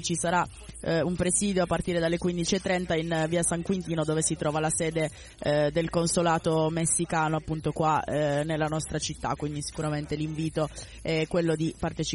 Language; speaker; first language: Italian; native; Italian